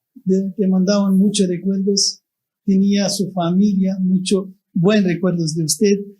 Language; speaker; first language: Spanish; non-native, fluent; Pashto